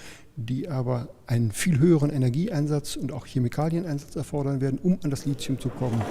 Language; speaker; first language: German; native; German